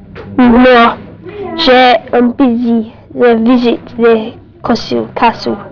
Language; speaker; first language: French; non-native, learner; English